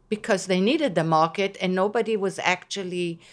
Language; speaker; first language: English; non-native, fluent; Hebrew